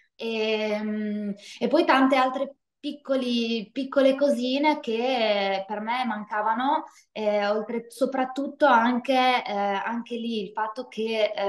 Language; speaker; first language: Italian; native; Italian